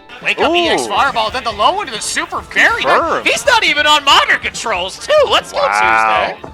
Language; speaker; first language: English; native; English